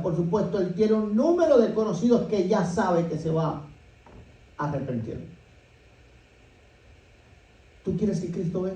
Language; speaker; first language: Spanish; native; Spanish